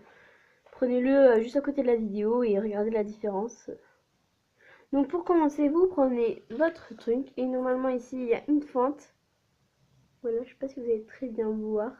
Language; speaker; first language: French; native; French